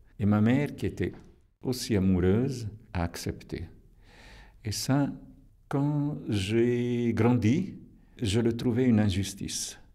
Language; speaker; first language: French; non-native, local second language; Italian